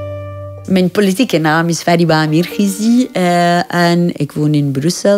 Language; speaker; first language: Dutch; non-native, fluent; Persian